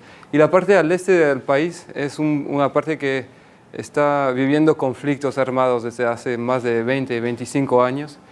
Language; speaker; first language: Spanish; non-native, fluent; French